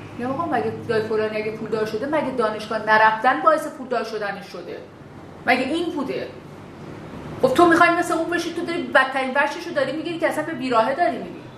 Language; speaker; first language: Persian; non-native, local second language; Southern Kurdish